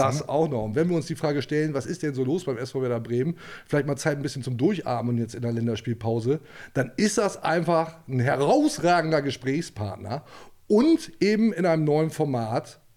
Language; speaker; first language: German; native; German